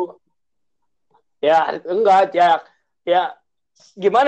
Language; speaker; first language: Indonesian; native; Indonesian